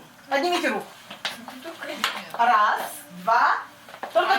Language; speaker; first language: Russian; native; Russian